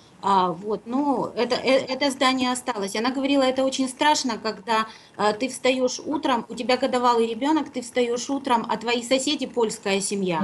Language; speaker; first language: Russian; native; Russian